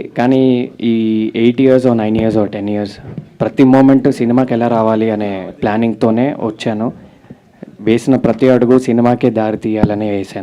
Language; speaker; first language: Telugu; native; Telugu